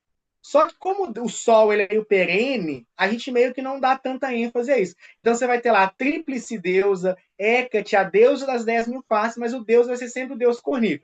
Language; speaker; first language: Portuguese; native; Portuguese